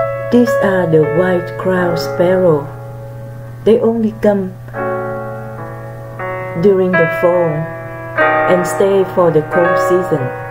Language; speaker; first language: English; non-native, fluent; Vietnamese